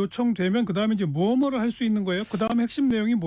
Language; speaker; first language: Korean; native; Korean